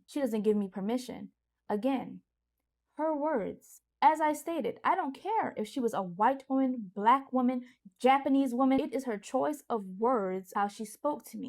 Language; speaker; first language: English; native; English